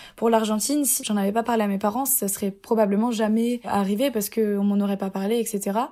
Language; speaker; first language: French; native; French